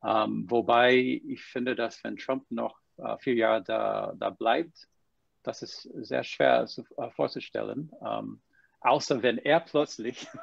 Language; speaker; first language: German; non-native, fluent; English